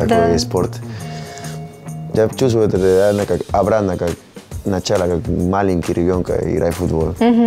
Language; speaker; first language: Russian; non-native, learner; Spanish